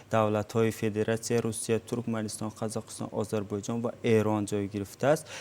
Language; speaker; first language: Tajik; non-native, local second language; Uzbek